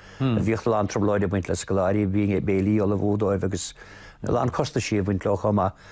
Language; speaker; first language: Irish; native; Irish